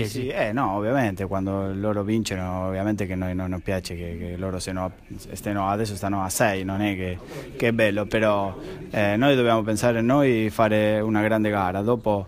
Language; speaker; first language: Italian; non-native, fluent; Spanish